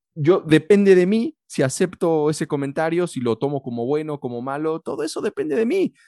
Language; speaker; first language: Spanish; early bilingual, heritage; Spanish